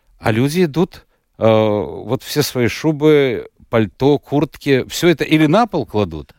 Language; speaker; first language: Russian; native; Russian